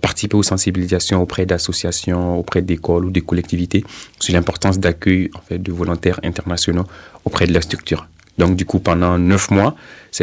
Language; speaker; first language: French; non-native, local second language; Mossi